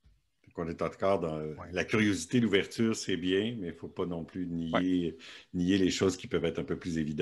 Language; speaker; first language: French; native; French